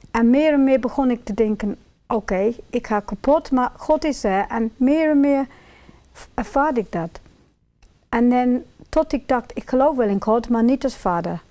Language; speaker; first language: Dutch; non-native, fluent; English